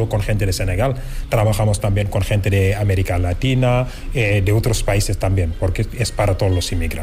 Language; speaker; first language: Spanish; non-native, fluent; Wolof